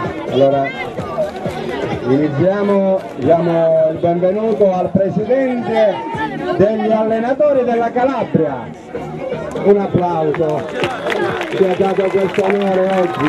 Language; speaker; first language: Italian; native; Italian